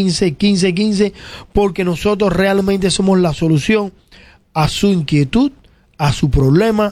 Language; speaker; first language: Spanish; native; Spanish